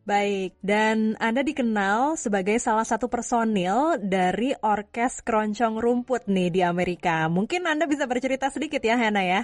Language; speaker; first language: Indonesian; native; Indonesian